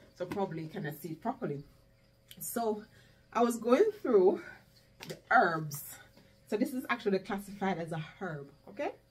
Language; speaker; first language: English; non-native, local second language; Jamaican Creole English